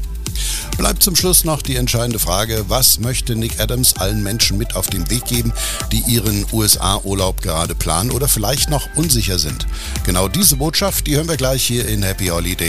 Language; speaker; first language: German; native; German